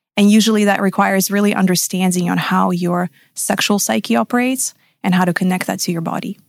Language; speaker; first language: English; non-native, fluent; Russian